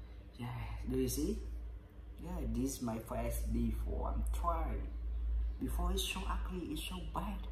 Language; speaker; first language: English; non-native, learner; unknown